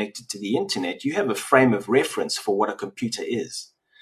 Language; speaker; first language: English; native; English